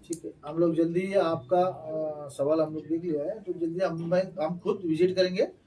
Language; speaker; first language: Hindi; non-native, local second language; Marathi